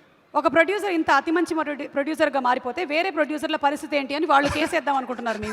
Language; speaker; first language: Telugu; native; Telugu